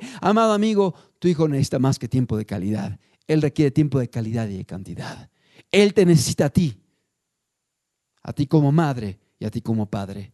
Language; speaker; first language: Spanish; native; Spanish